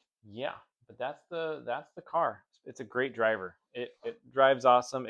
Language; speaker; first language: English; native; English